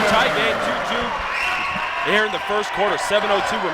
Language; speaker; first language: English; native; English